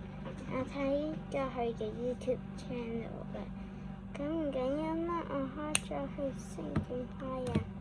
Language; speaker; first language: Cantonese; native; Cantonese